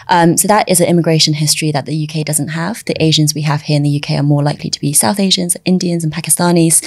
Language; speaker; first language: English; early bilingual, other home language; Chinese